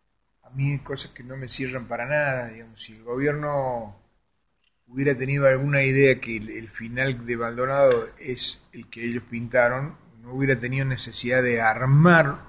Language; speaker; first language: Spanish; native; Spanish